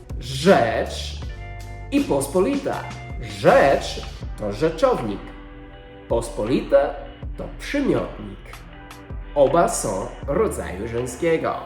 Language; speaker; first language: Polish; non-native, fluent; English